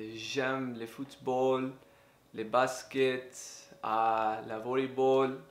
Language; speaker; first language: French; non-native, learner; English